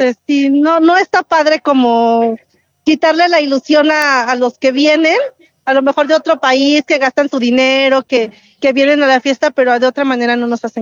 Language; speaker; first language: Spanish; native; Spanish